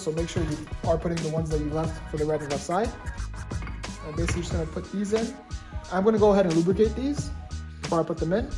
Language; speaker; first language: English; native; English